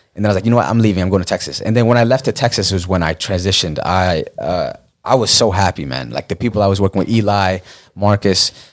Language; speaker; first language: English; native; English